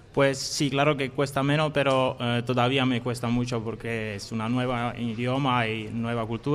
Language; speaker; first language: Spanish; non-native, learner; Polish